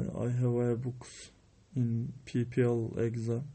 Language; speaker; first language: English; non-native, learner; Turkish